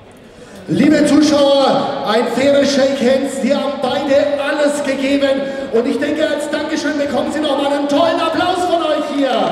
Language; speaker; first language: German; native; German